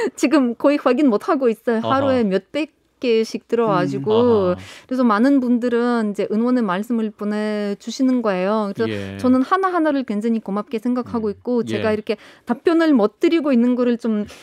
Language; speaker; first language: Korean; non-native, fluent; Ukrainian